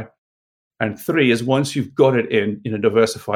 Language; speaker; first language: English; native; English